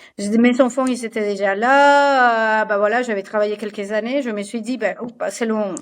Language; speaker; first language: French; non-native, fluent; Spanish